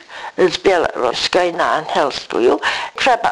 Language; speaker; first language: Ukrainian; early bilingual, heritage; English